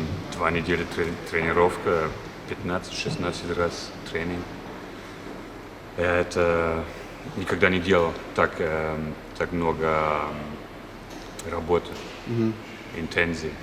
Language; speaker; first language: Russian; non-native, learner; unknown